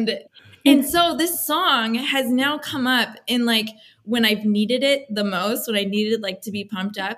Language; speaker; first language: English; native; English